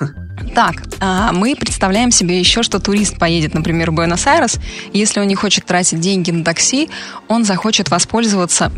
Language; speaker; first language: Russian; native; Russian